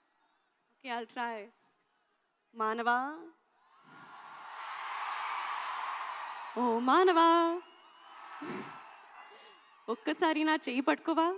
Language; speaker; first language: Telugu; non-native, learner; Hindi